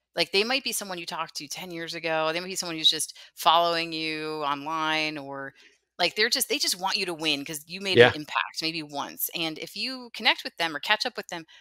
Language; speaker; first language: English; native; English